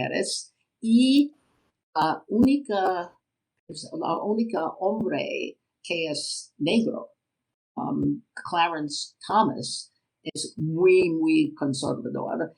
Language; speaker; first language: Spanish; non-native, learner; English